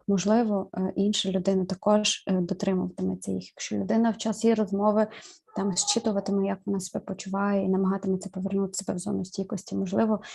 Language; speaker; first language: Ukrainian; native; Ukrainian